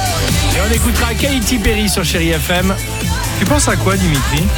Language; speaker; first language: French; native; French